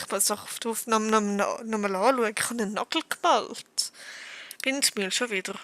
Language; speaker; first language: German; native; German